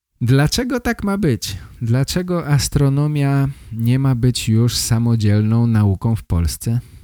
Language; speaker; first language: Polish; native; Polish